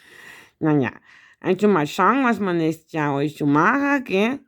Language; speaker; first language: German; native; German